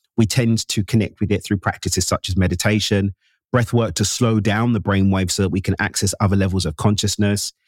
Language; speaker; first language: English; native; English